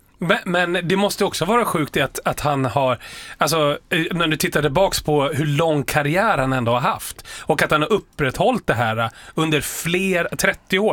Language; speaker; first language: Swedish; native; Swedish